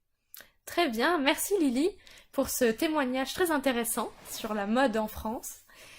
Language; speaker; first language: French; native; French